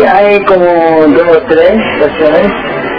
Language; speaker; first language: Spanish; early bilingual, heritage; Spanish